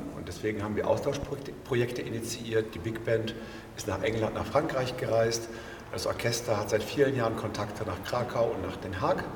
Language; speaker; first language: German; native; German